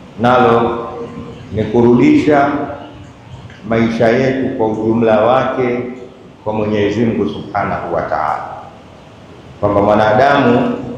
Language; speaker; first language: Swahili; native; Swahili